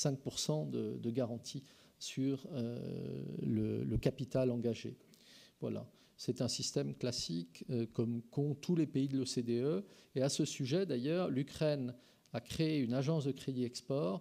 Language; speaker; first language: French; native; French